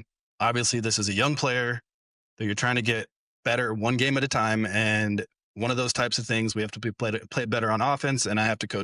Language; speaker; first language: English; native; English